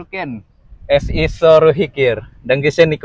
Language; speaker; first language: German; non-native, learner; Malay